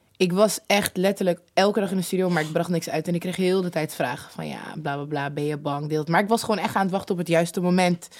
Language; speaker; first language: Dutch; native; Dutch